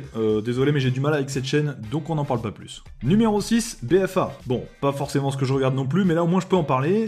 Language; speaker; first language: French; native; French